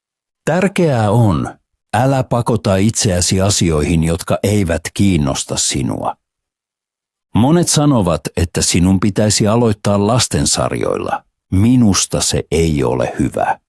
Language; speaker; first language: Finnish; non-native, fluent; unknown